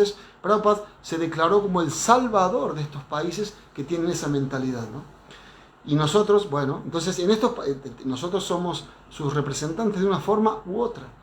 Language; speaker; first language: Spanish; native; Spanish